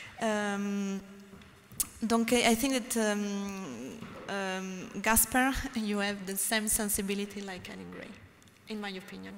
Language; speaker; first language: English; non-native, learner; French